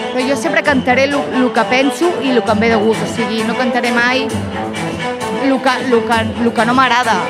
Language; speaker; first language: Catalan; native; Catalan